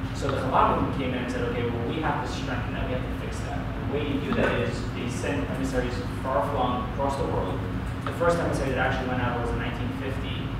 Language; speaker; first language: English; native; English